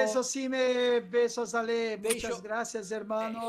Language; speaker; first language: Spanish; non-native, fluent; Portuguese